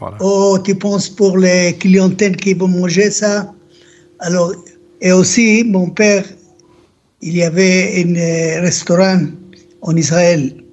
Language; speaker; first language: French; non-native, learner; Hebrew